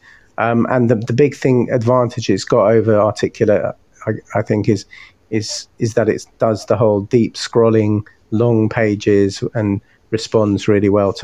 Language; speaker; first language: English; native; English